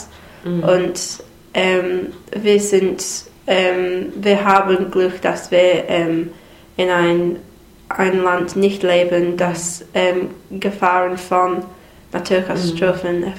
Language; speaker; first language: German; non-native, learner; English